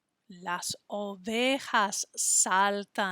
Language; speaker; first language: Spanish; non-native, fluent; English